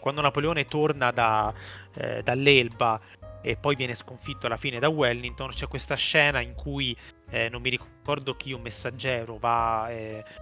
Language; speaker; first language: Italian; native; Italian